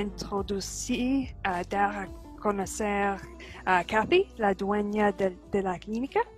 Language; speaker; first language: Spanish; non-native, fluent; English